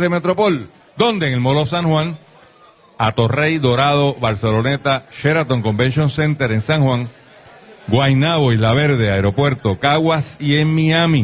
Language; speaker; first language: Spanish; native; Spanish